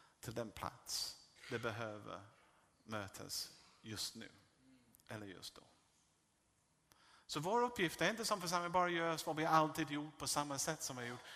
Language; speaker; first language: Swedish; non-native, fluent; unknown